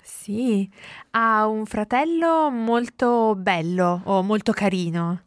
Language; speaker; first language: Italian; native; Italian